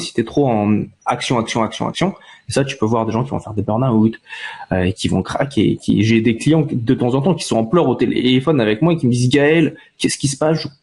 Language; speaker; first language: French; native; French